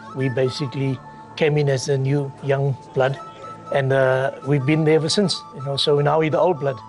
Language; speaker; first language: English; native; English